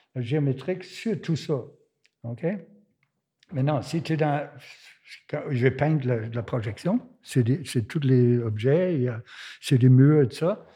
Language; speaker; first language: French; non-native, fluent; German